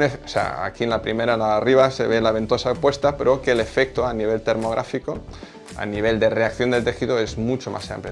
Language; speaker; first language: Spanish; native; Spanish